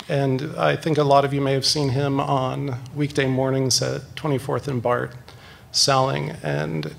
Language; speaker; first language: English; native; English